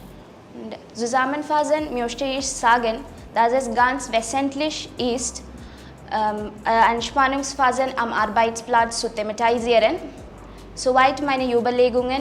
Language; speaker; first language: German; non-native, fluent; Malayalam